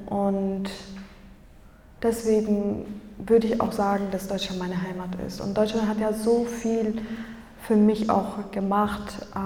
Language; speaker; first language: German; early bilingual, other home language; Kurdish